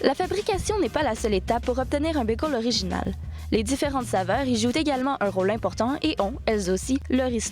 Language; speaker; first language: French; native; French